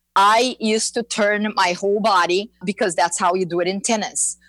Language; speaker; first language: English; non-native, fluent; Portuguese